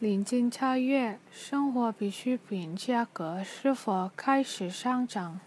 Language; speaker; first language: Chinese; non-native, learner; Indonesian